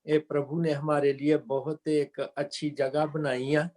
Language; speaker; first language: Hindi; non-native, local second language; Punjabi